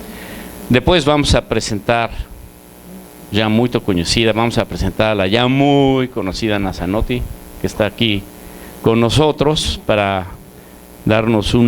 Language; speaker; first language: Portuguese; non-native, learner; Spanish